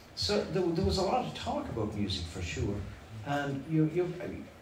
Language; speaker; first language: English; native; English